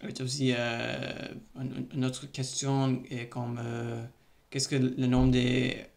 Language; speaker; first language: French; non-native, learner; English